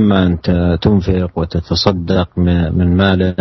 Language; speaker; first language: Arabic; native; Arabic